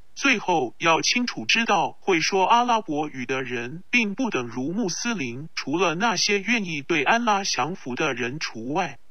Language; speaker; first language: Chinese; non-native, local second language; Cantonese